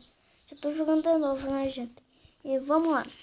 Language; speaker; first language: Portuguese; native; Portuguese